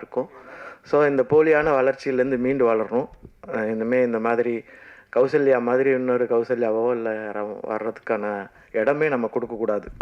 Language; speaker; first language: Tamil; native; Tamil